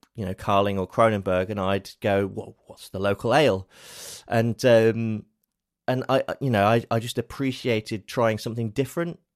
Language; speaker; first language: English; native; English